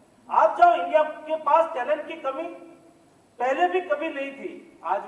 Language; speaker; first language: Hindi; non-native, local second language; Gujarati